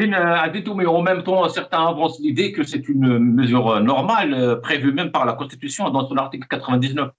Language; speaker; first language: French; non-native, local second language; Arabic